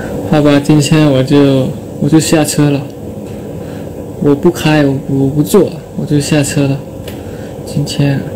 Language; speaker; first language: Chinese; non-native, fluent; Thai